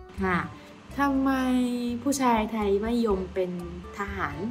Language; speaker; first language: Thai; non-native, fluent; Chinese